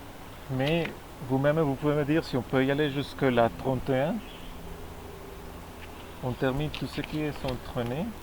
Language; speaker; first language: French; non-native, fluent; Spanish